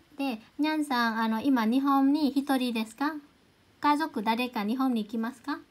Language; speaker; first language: Japanese; non-native, fluent; Vietnamese